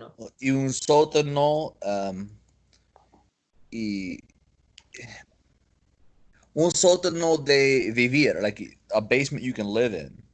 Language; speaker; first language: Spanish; non-native, learner; English